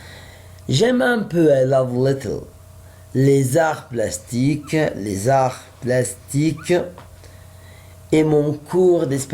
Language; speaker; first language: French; non-native, fluent; Arabic